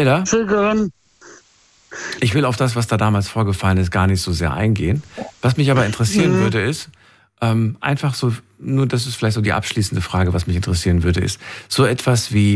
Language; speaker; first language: German; native; German